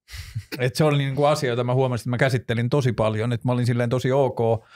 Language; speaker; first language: Finnish; native; Finnish